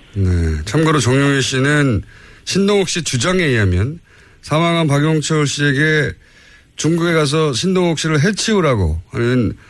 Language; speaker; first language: Korean; native; Korean